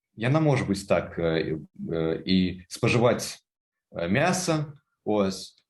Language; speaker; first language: Belarusian; non-native, local second language; Russian